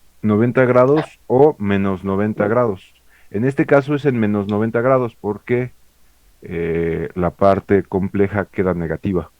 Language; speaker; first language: Spanish; native; Spanish